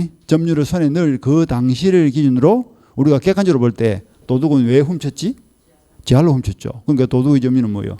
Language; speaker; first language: Korean; native; Korean